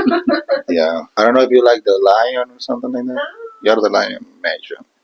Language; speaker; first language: English; non-native, fluent; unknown